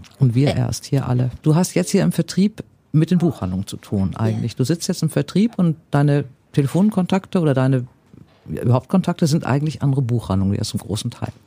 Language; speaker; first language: German; native; German